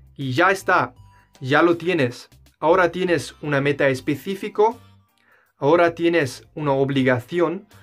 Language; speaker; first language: Spanish; non-native, fluent; German